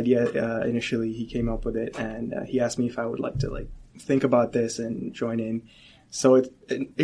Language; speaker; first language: English; non-native, local second language; Hindi